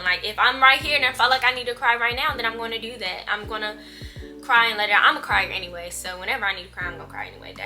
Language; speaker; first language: English; native; English